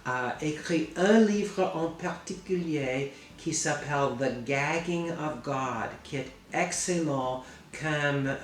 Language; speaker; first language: French; non-native, fluent; English